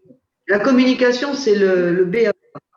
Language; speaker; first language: French; native; French